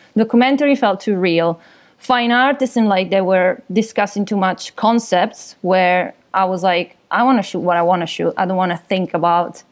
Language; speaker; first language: English; non-native, fluent; Italian